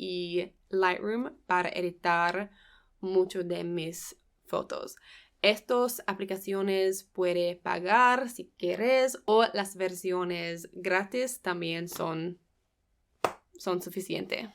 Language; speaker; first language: Spanish; non-native, fluent; English